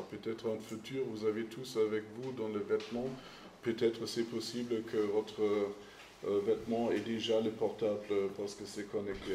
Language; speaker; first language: French; non-native, fluent; German